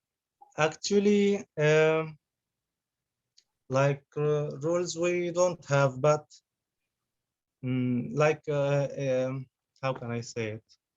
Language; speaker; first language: English; non-native, fluent; Arabic